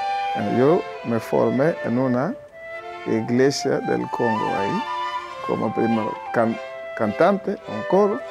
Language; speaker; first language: Spanish; non-native, learner; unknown